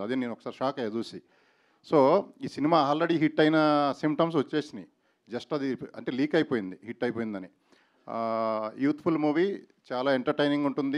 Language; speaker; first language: Telugu; native; Telugu